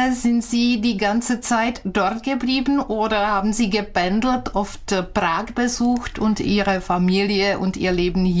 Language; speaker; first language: German; non-native, fluent; Czech